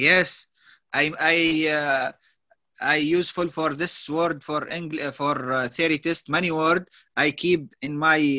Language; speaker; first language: English; non-native, learner; Arabic